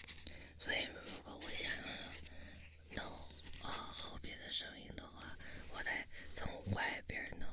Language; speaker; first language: Chinese; early bilingual, heritage; Chinese